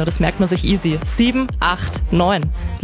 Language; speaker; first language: German; native; German